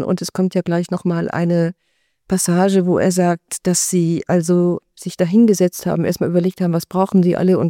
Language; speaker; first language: German; native; German